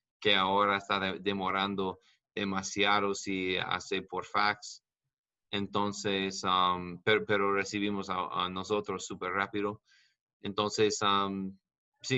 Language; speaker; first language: Spanish; non-native, learner; English